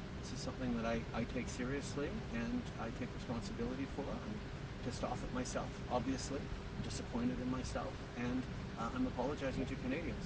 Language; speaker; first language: English; native; English